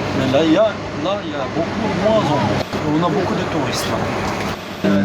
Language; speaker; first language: French; non-native, fluent; Arabic